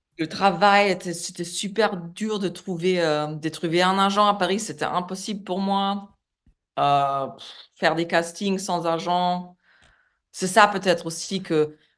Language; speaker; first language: French; non-native, fluent; Polish